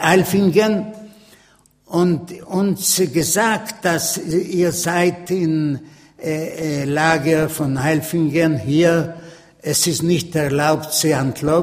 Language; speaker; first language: German; non-native, learner; Yiddish